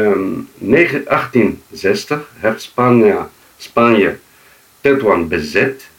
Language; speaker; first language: Dutch; non-native, fluent; Riffian